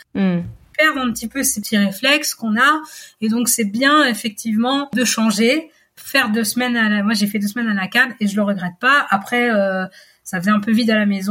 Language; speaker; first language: French; native; French